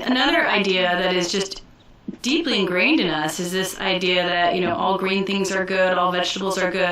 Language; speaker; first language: English; native; English